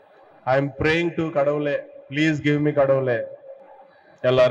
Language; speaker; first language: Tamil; non-native, learner; Telugu